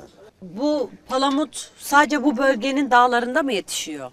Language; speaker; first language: Turkish; native; Turkish